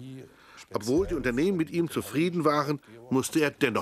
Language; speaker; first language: German; native; German